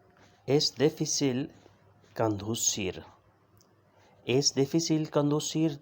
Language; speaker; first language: Spanish; non-native, fluent; Urdu